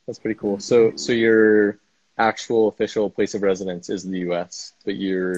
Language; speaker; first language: English; native; English